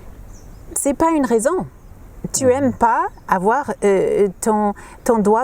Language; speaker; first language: French; non-native, fluent; English